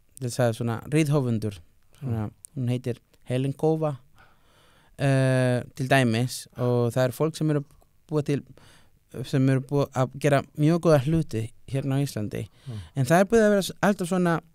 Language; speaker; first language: Icelandic; non-native, learner; Spanish